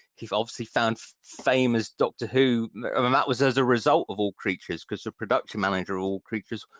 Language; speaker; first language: English; native; English